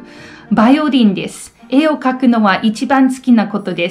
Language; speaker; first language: Japanese; non-native, fluent; English